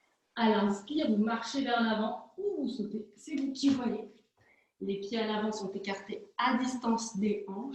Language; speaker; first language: French; native; French